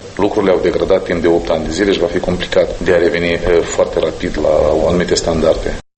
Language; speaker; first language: Romanian; native; Romanian